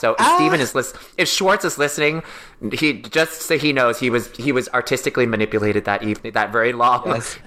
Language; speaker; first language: English; native; English